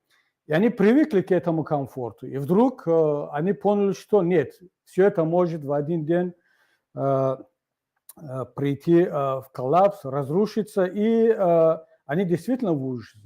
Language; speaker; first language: Russian; non-native, local second language; Tajik